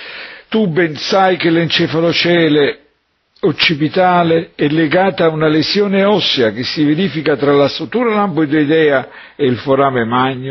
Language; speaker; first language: Italian; native; Italian